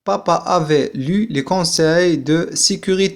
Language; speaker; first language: French; non-native, fluent; Arabic